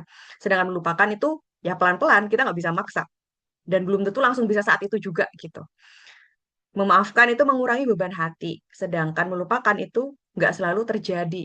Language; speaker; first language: Indonesian; native; Indonesian